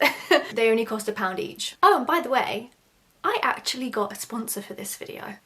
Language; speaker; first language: English; native; English